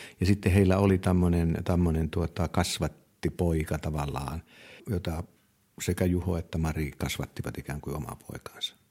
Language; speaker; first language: Finnish; native; Finnish